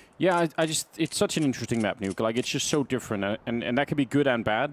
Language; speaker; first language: English; native; English